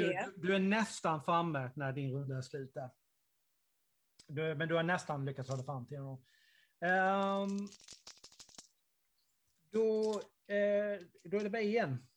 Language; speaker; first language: Swedish; native; Swedish